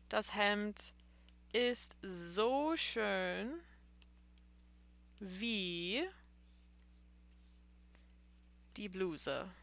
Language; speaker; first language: German; non-native, fluent; English